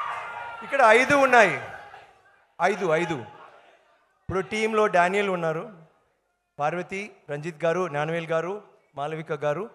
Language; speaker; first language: Telugu; non-native, learner; Tamil